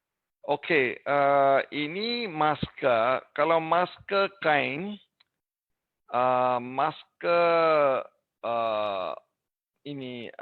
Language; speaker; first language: Indonesian; non-native, learner; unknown